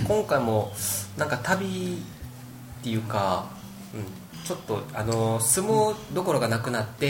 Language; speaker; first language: Japanese; non-native, fluent; Korean